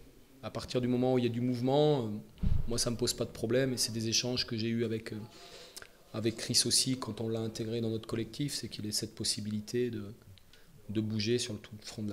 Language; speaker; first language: French; native; French